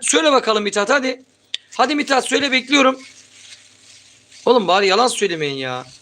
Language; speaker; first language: Turkish; native; Turkish